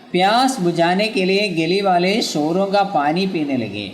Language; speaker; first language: Hindi; non-native, local second language; Malayalam